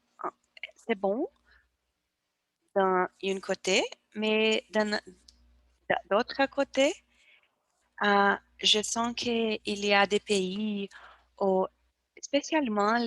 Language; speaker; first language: French; non-native, learner; Portuguese